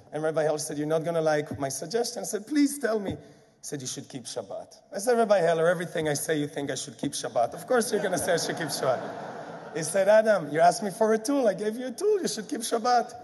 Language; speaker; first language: English; non-native, fluent; Hebrew